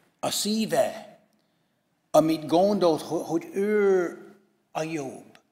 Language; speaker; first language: Hungarian; non-native, fluent; English